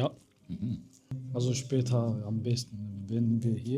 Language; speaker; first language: German; non-native, fluent; Amharic